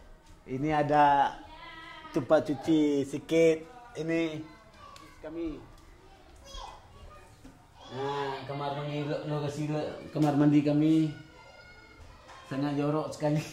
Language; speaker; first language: Indonesian; non-native, local second language; Achinese